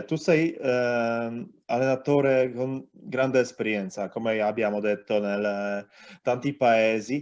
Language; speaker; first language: Italian; non-native, learner; Polish